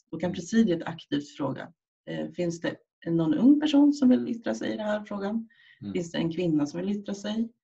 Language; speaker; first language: Swedish; native; Swedish